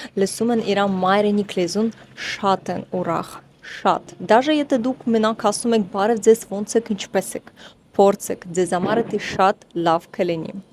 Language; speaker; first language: Armenian; non-native, learner; Russian